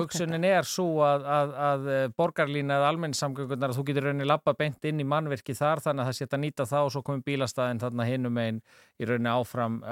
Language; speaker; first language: Icelandic; native; Icelandic